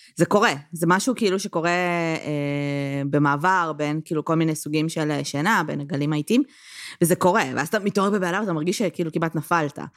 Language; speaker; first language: Hebrew; native; Hebrew